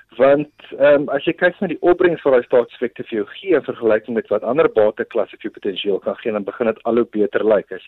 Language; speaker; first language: Afrikaans; native; Afrikaans